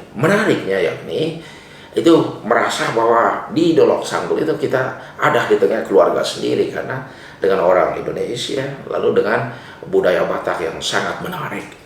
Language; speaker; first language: Indonesian; non-native, local second language; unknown